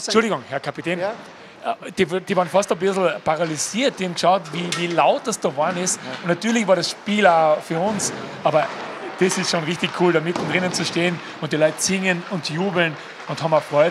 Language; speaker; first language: German; native; German